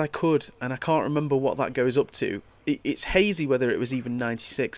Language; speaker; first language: English; native; English